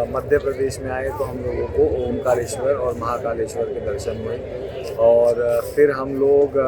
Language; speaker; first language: Hindi; native; Hindi